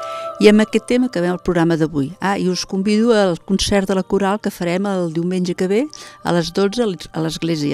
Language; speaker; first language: Catalan; native; Catalan